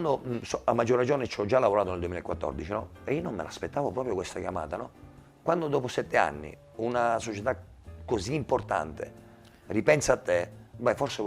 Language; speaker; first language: Italian; native; Italian